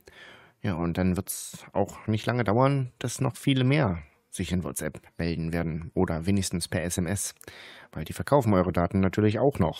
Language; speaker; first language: German; native; German